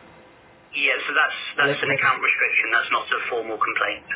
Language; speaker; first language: English; native; English